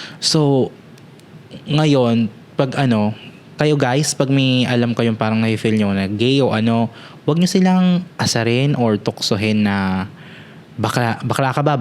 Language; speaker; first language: Filipino; native; Filipino